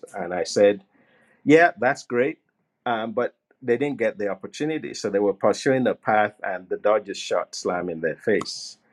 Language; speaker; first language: English; non-native, local second language; Yoruba